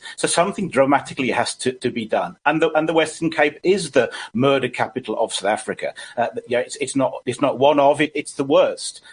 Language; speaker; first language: English; native; English